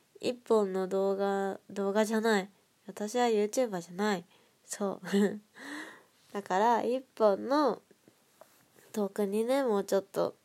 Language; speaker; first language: Japanese; native; Japanese